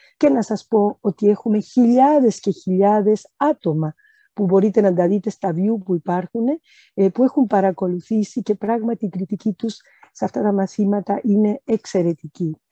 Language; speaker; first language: Greek; early bilingual, heritage; Greek